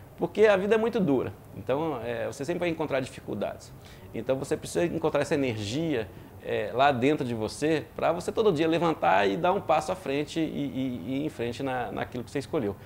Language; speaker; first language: Portuguese; early bilingual, other home language; French